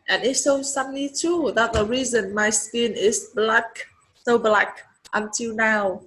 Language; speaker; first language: English; non-native, learner; Vietnamese